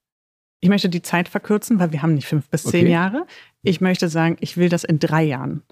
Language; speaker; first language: German; native; German